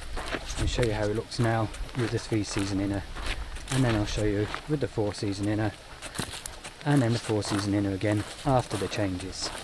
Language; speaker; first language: English; native; English